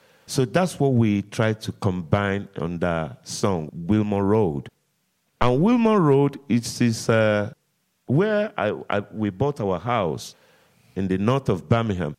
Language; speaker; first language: English; non-native, local second language; Yoruba